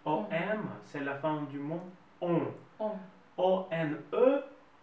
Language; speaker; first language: French; non-native, fluent; Russian